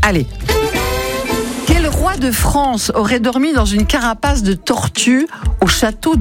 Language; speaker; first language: French; native; French